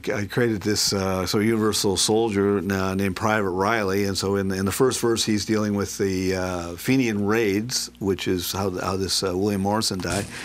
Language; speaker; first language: English; native; English